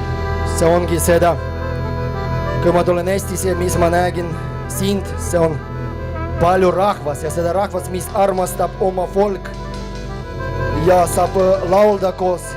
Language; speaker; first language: Estonian; non-native, learner; Ukrainian